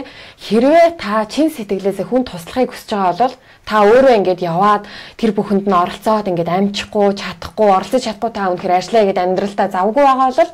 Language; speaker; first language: Mongolian; native; Mongolian